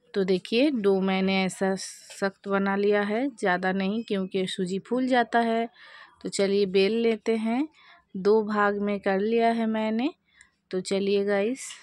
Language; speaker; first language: Hindi; non-native, local second language; Bangla